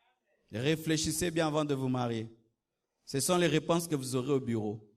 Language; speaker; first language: French; non-native, local second language; Lingala